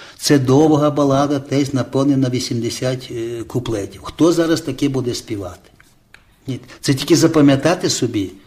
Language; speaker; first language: Ukrainian; native; Ukrainian